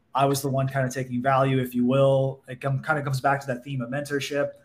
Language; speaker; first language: English; native; English